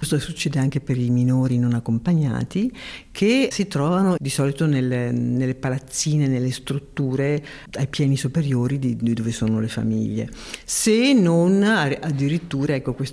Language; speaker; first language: Italian; native; Italian